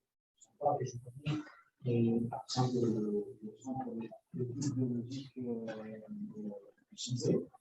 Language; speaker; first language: French; non-native, fluent; Spanish